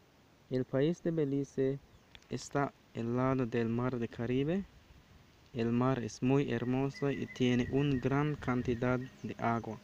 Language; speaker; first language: Spanish; non-native, learner; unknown